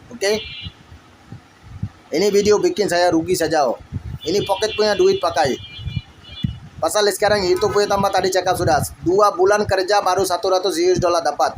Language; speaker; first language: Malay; non-native, fluent; Bangla